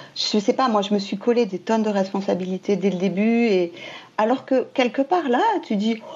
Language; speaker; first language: French; native; French